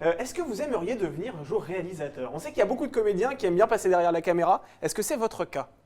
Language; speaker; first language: French; native; French